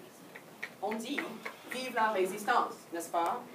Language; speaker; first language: French; non-native, fluent; English